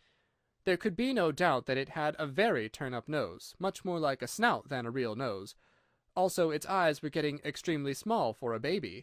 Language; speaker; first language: English; native; English